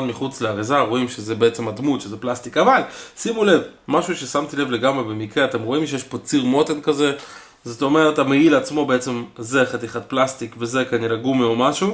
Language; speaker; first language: Hebrew; native; Hebrew